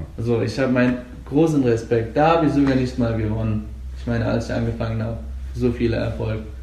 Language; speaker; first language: German; non-native, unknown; Persian